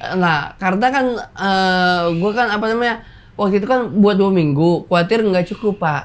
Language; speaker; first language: Indonesian; native; Indonesian